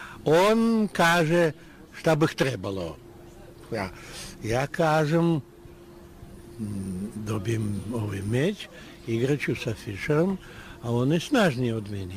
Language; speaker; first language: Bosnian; non-native, learner; Russian